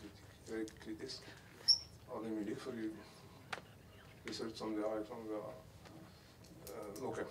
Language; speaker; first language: Norwegian; non-native, learner; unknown